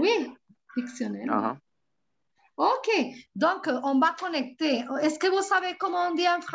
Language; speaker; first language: French; non-native, fluent; Spanish